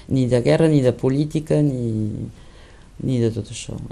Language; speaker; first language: Catalan; early bilingual, heritage; Catalan